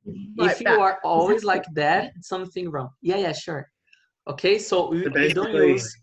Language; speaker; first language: English; non-native, fluent; Portuguese